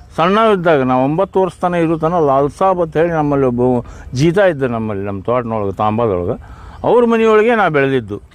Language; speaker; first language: Kannada; native; Kannada